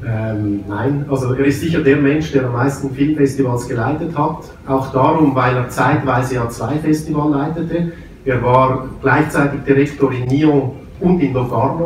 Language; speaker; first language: German; native; German